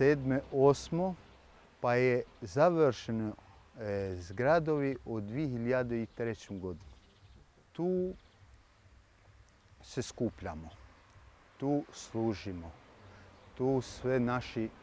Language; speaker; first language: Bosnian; early bilingual, heritage; Serbian